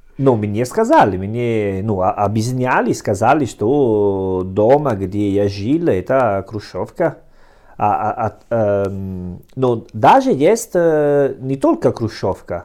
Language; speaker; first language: Russian; non-native, learner; Italian